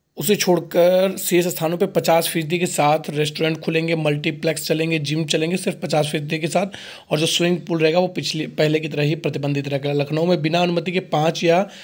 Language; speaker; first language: Hindi; native; Hindi